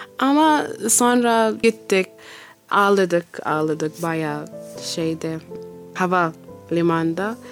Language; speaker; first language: Turkish; non-native, learner; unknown